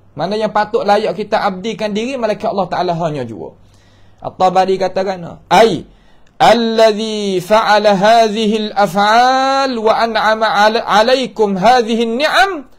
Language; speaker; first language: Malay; native; Malay